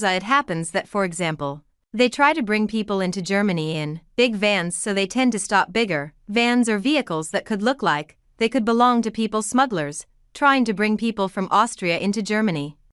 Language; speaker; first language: English; non-native, fluent; German